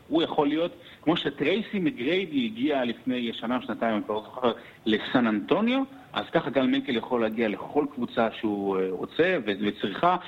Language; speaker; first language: Hebrew; native; Hebrew